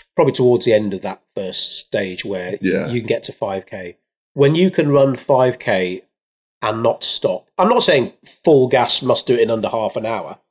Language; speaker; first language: English; early bilingual, other home language; Hindi